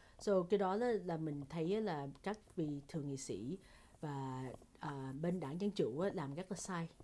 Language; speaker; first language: Vietnamese; early bilingual, heritage; Vietnamese